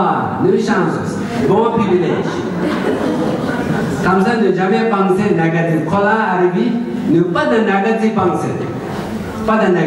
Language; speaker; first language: French; non-native, learner; Tibetan